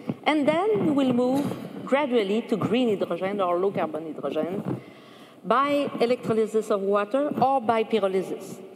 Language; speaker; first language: English; non-native, fluent; French